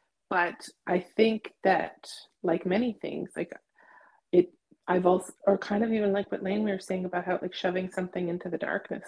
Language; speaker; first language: English; native; English